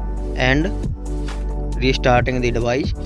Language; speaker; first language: English; non-native, local second language; Hindi